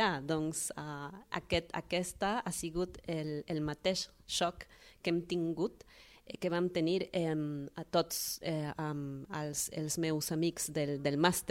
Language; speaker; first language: Catalan; non-native, fluent; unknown